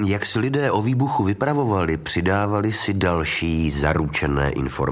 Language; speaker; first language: Czech; native; Czech